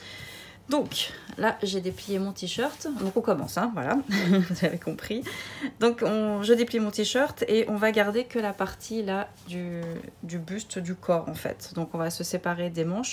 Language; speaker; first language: French; native; French